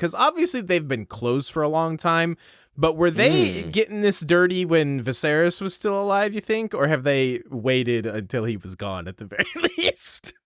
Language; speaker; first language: English; native; English